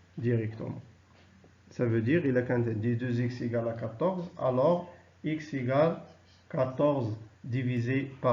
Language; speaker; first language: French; non-native, local second language; Arabic